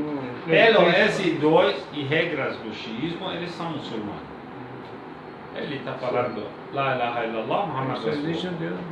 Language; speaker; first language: Portuguese; non-native, learner; Persian